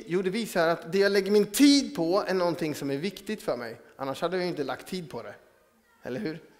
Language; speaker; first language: Swedish; native; Swedish